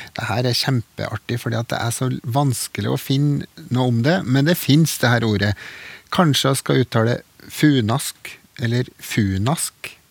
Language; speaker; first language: Norwegian; native; Norwegian